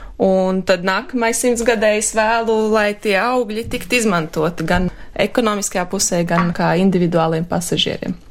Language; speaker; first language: Latvian; early bilingual, heritage; Latvian